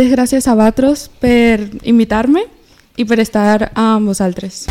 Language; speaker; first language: Catalan; early bilingual, other home language; Spanish